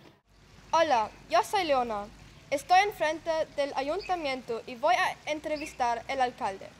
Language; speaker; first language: Spanish; non-native, learner; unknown